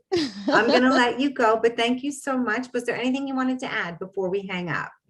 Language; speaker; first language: English; native; English